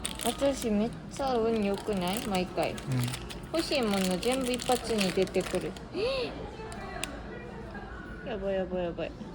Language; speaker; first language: Japanese; non-native, fluent; Korean